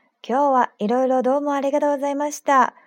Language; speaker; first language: Japanese; non-native, fluent; Chinese